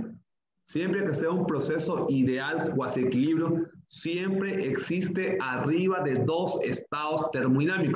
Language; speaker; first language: Spanish; native; Spanish